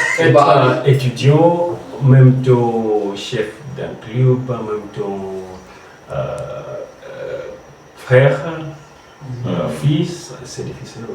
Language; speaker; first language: French; non-native, learner; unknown